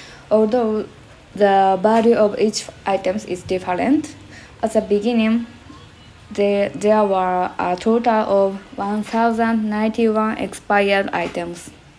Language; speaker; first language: English; non-native, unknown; Japanese